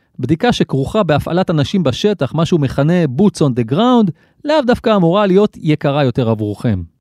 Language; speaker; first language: Hebrew; native; Hebrew